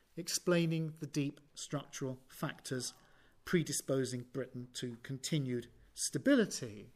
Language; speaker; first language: English; native; English